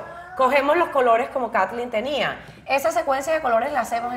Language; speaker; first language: Spanish; native; Spanish